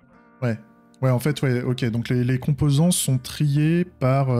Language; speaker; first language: French; native; French